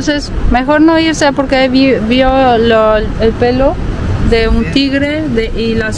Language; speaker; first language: Spanish; non-native, fluent; Italian